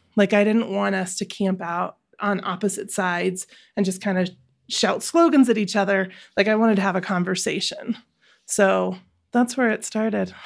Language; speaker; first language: English; native; English